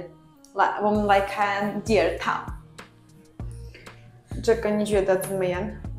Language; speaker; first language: Chinese; non-native, fluent; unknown